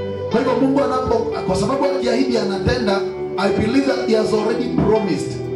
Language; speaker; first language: English; non-native, local second language; Kikuyu